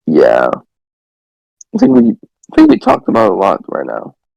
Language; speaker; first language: English; native; English